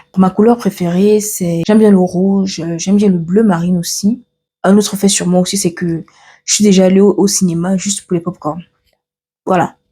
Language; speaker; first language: French; early bilingual, other home language; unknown